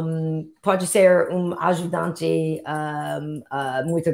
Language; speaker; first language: Portuguese; non-native, learner; English